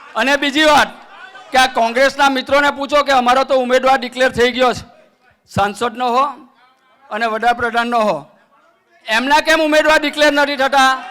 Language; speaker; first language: Gujarati; native; Gujarati